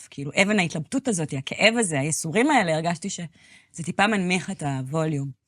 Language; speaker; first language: Hebrew; native; Hebrew